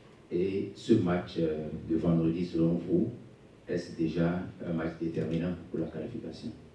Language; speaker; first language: French; native; French